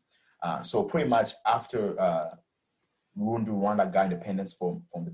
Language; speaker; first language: English; early bilingual, other home language; Rundi